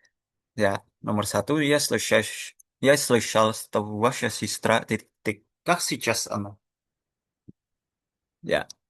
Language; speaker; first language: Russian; non-native, fluent; Indonesian